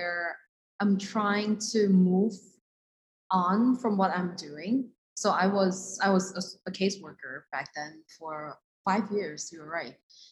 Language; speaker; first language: English; non-native, local second language; Chinese